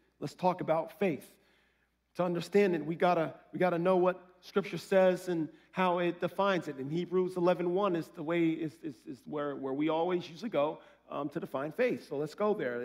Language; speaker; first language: English; native; English